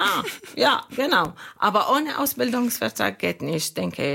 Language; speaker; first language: German; non-native, learner; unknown